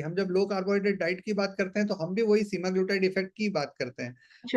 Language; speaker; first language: Hindi; native; Hindi